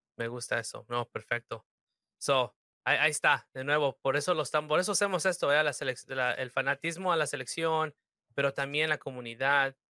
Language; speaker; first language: Spanish; early bilingual, heritage; Spanish